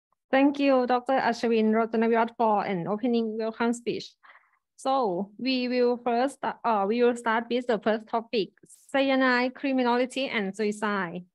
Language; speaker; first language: English; non-native, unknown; Thai